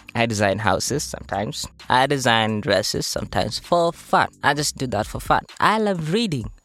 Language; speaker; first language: English; non-native, local second language; Luyia